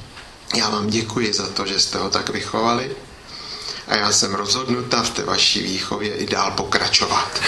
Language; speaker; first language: Czech; native; Czech